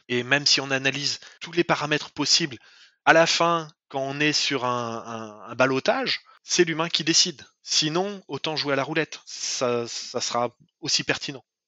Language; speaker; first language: French; native; French